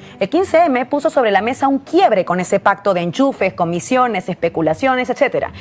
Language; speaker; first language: Spanish; native; Spanish